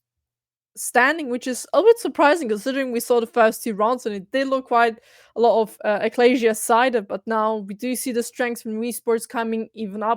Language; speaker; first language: English; non-native, fluent; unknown